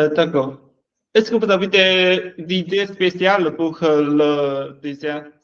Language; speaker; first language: French; non-native, learner; Chinese